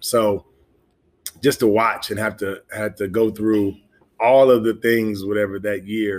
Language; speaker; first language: English; native; English